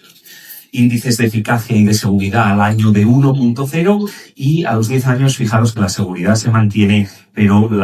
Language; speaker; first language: Spanish; native; Spanish